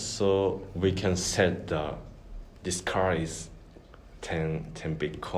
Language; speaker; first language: English; non-native, learner; Japanese